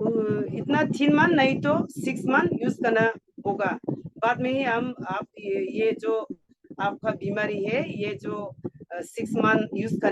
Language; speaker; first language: Hindi; non-native, local second language; Garo